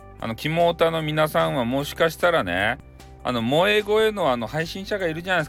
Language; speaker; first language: Japanese; native; Japanese